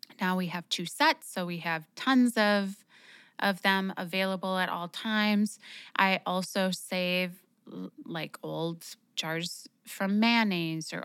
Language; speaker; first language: English; native; English